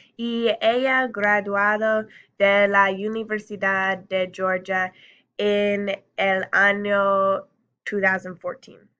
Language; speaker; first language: Spanish; non-native, learner; English